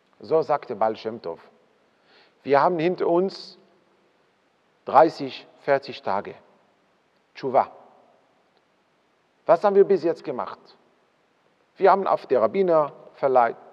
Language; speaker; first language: German; non-native, fluent; Hebrew